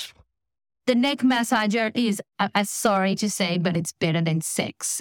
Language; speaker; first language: English; non-native, local second language; Gujarati